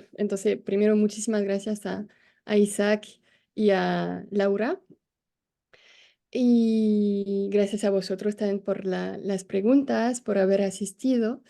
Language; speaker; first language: Spanish; non-native, fluent; French